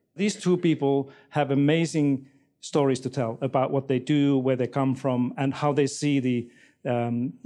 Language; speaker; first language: English; non-native, fluent; Finnish